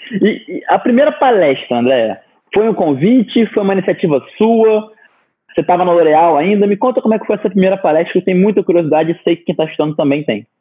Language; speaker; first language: Portuguese; native; Portuguese